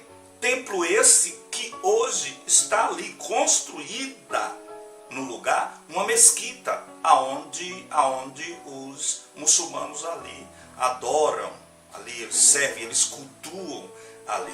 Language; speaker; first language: Portuguese; native; Portuguese